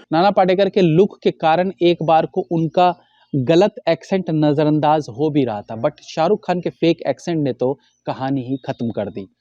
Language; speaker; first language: Hindi; native; Hindi